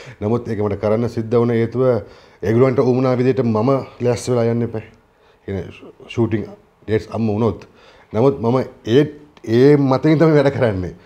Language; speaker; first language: Sinhala; non-native, local second language; Tamil